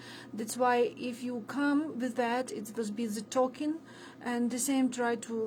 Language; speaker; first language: English; non-native, learner; Ukrainian